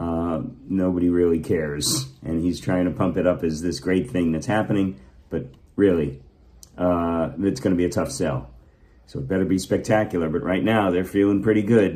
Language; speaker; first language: English; native; English